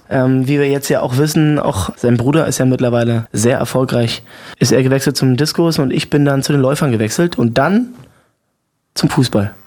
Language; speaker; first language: German; native; German